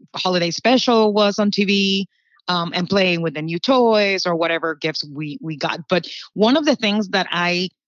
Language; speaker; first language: English; early bilingual, other home language; Spanish